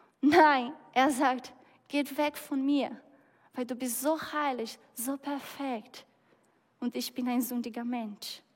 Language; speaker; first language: German; non-native, fluent; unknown